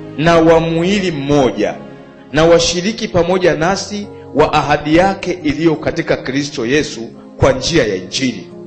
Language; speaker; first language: Swahili; native; Swahili